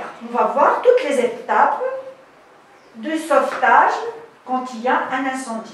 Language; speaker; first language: French; non-native, local second language; Arabic